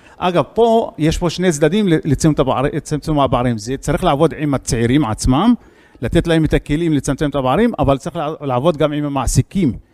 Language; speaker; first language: Hebrew; non-native, local second language; Arabic